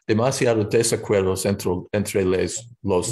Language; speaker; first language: Spanish; non-native, fluent; English